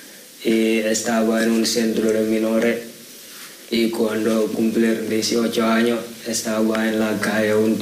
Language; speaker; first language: Spanish; non-native, learner; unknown